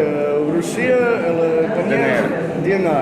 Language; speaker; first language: Russian; non-native, learner; English